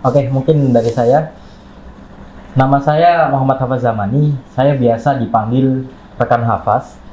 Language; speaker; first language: Indonesian; non-native, local second language; Javanese